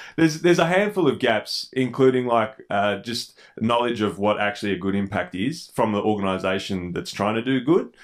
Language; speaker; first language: English; native; English